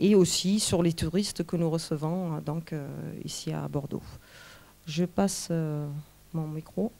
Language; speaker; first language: French; non-native, fluent; German